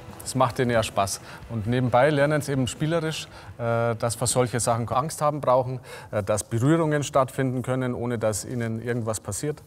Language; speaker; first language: German; native; German